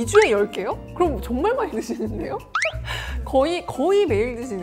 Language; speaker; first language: Korean; native; Korean